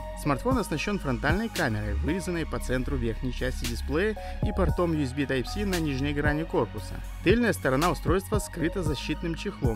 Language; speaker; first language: Russian; native; Russian